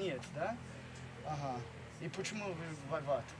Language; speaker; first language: Russian; non-native, learner; English